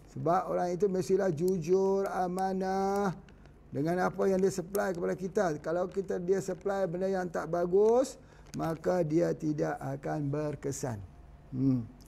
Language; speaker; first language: Malay; native; Malay